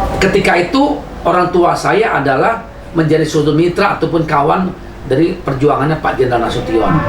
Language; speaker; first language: Indonesian; native; Indonesian